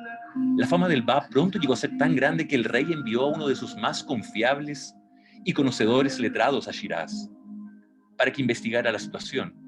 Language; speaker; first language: Spanish; native; Spanish